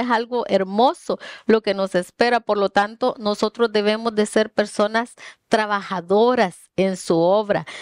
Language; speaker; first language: Spanish; native; Spanish